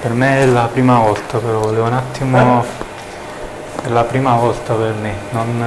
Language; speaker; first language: Italian; native; Italian